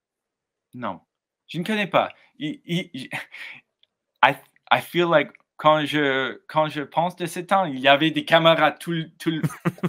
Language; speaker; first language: French; non-native, learner; English